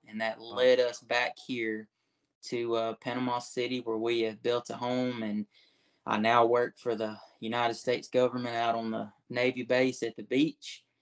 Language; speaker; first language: English; native; English